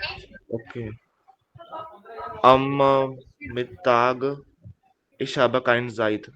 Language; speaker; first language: German; non-native, learner; Hindi